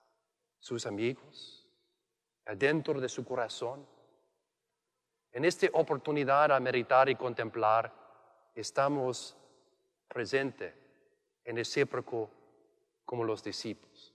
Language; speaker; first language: Spanish; non-native, learner; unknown